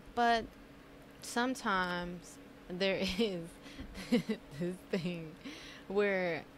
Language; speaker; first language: English; non-native, fluent; Spanish